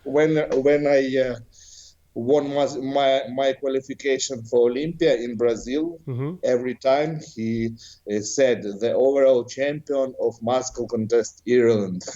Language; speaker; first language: English; non-native, learner; Ukrainian